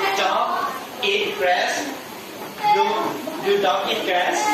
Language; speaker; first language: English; non-native, learner; Thai